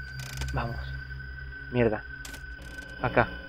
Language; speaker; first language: Spanish; native; Spanish